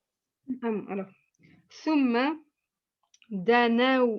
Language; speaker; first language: Arabic; non-native, learner; French